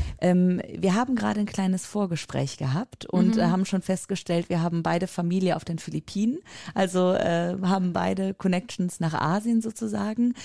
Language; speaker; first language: German; native; German